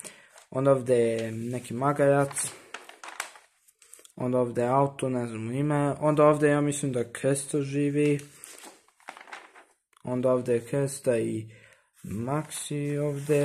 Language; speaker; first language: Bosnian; early bilingual, heritage; Bosnian